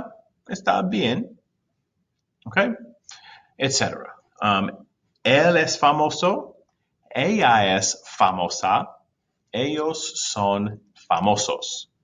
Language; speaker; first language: Spanish; non-native, fluent; English